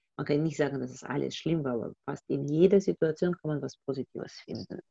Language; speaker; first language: German; non-native, fluent; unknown